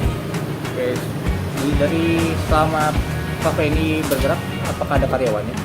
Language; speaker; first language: Indonesian; native; Indonesian